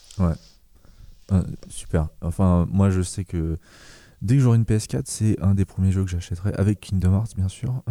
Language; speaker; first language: French; native; French